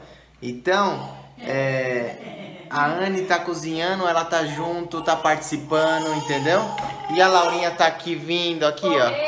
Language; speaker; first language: Portuguese; native; Portuguese